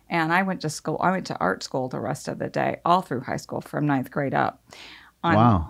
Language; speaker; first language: English; native; English